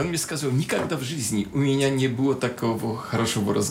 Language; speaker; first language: Russian; non-native, fluent; Polish